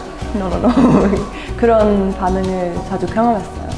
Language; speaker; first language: Korean; non-native, fluent; German